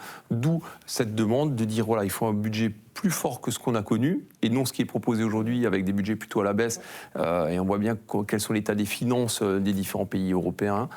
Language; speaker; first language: French; native; French